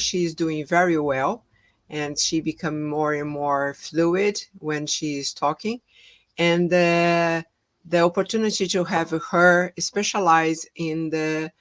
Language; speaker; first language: English; non-native, fluent; Portuguese